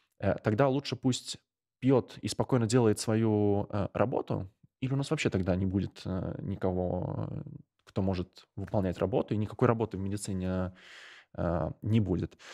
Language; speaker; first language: Russian; non-native, local second language; Latvian